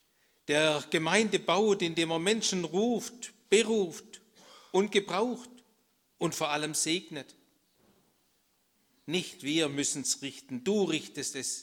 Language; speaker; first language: German; native; German